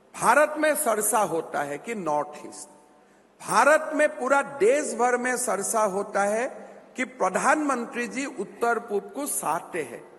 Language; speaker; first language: Hindi; non-native, local second language; Assamese